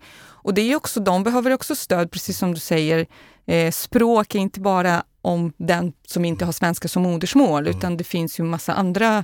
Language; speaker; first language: Swedish; non-native, fluent; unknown